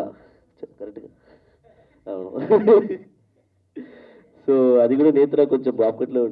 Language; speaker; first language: Telugu; non-native, learner; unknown